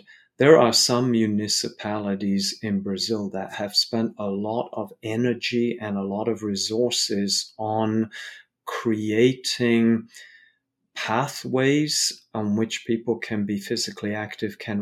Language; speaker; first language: English; native; English